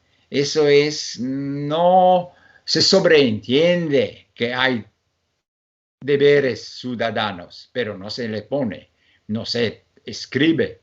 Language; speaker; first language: Spanish; non-native, fluent; Polish